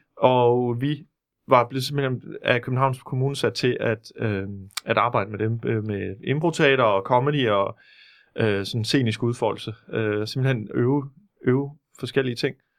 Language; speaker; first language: Danish; native; Danish